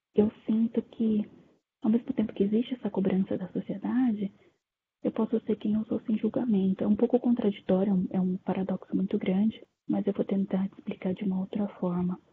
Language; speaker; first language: Portuguese; native; Portuguese